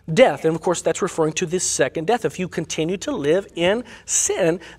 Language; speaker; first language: English; native; English